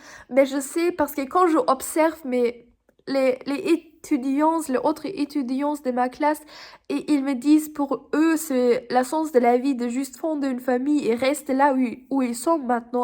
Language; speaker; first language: French; non-native, fluent; German